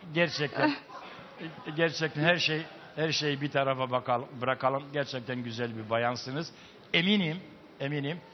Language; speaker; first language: Turkish; native; Turkish